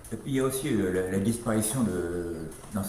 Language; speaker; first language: French; native; French